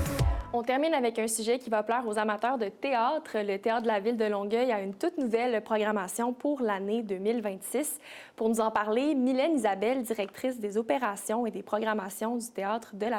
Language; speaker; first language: French; native; French